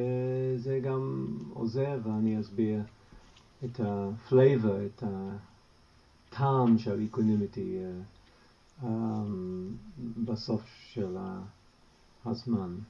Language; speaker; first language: Hebrew; non-native, fluent; English